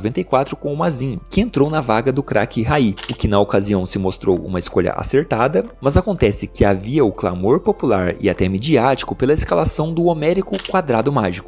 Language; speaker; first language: Portuguese; native; Portuguese